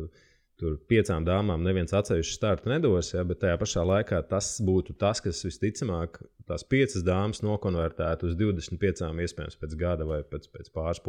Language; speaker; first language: Latvian; native; Latvian